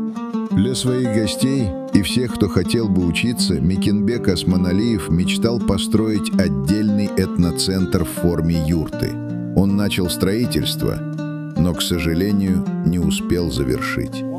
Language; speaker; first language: Russian; native; Russian